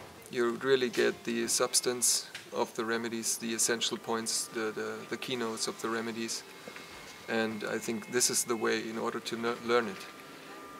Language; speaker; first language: English; non-native, fluent; German